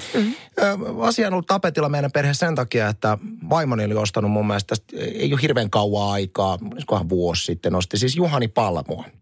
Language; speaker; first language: Finnish; native; Finnish